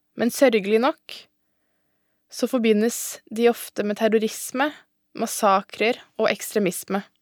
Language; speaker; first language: Norwegian; early bilingual, other home language; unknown